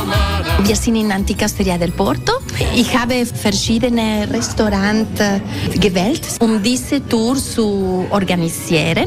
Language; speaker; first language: German; non-native, local second language; Italian